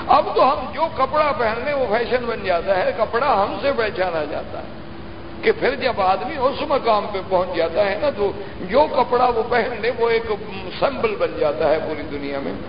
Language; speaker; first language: Urdu; native; Urdu